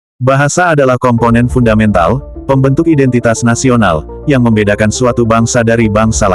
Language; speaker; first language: Indonesian; native; Indonesian